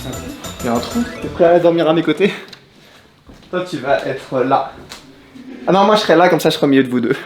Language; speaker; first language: French; native; French